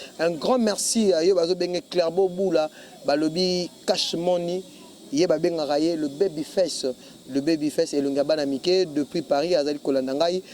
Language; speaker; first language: Lingala; native; Lingala